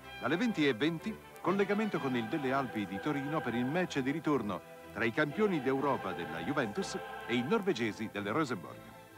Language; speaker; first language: Italian; native; Italian